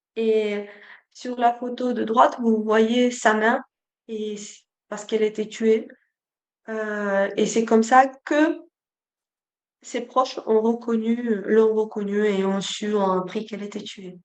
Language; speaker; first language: French; non-native, fluent; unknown